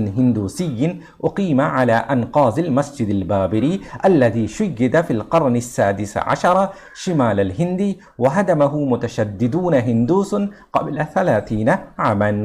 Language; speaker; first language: Arabic; non-native, fluent; Urdu